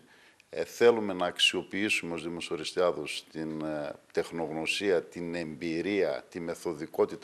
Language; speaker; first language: Greek; native; Greek